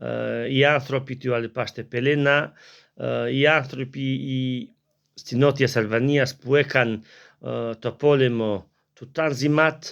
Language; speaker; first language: Greek; non-native, learner; Albanian